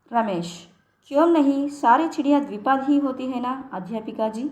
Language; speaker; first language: Hindi; non-native, local second language; Telugu